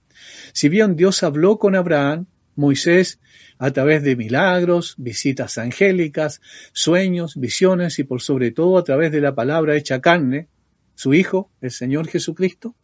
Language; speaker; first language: Spanish; native; Spanish